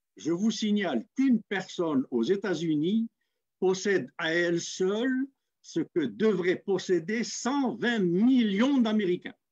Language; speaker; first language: French; non-native, local second language; Kabyle